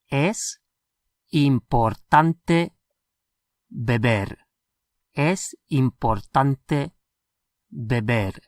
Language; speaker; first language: Spanish; non-native, fluent; English